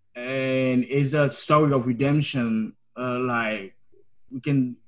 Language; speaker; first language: English; non-native, fluent; Haitian Creole